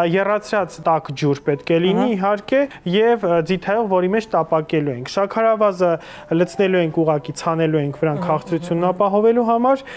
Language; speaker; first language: Armenian; native; Armenian